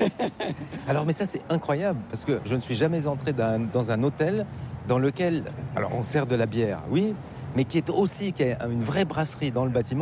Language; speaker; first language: French; native; French